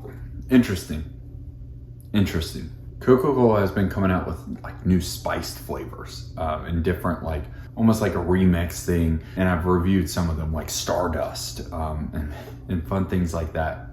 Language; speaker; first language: English; native; English